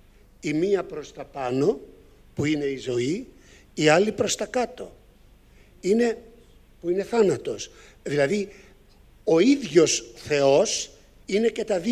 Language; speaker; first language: Greek; native; Greek